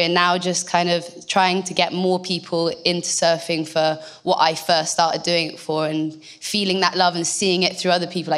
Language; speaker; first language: English; native; English